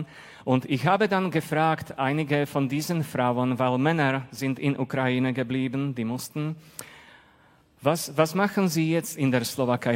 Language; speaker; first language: German; non-native, fluent; Slovak